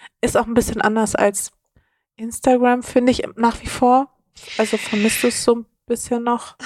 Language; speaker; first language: German; native; German